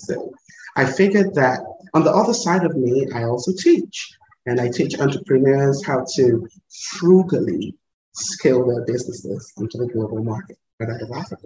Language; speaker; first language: English; non-native, local second language; Yoruba